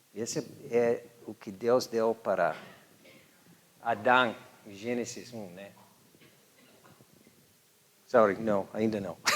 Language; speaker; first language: Portuguese; non-native, fluent; English